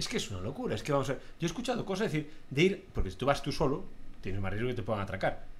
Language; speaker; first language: Spanish; native; Spanish